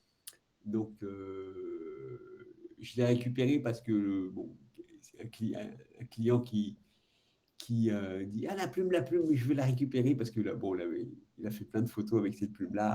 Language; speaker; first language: French; native; French